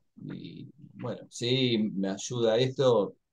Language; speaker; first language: Spanish; native; Spanish